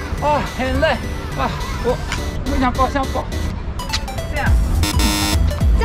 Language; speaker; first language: Chinese; non-native, learner; Japanese